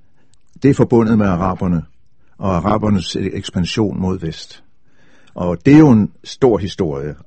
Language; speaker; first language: Danish; native; Danish